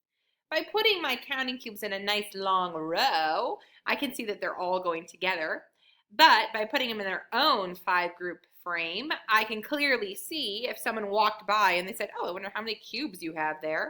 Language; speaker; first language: English; native; English